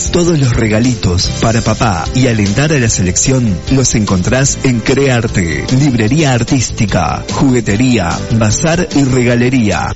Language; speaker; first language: Spanish; native; Spanish